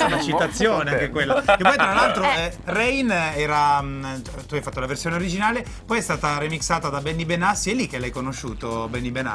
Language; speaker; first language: Italian; native; Italian